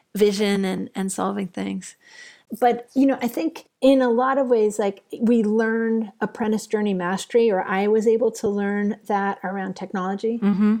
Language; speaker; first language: English; native; English